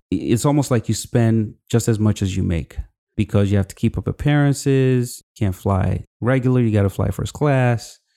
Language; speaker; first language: English; non-native, local second language; Yoruba